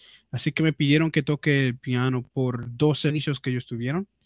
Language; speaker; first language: Spanish; early bilingual, heritage; Spanish